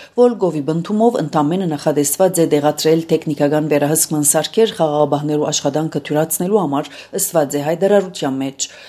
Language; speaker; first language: Armenian; native; Armenian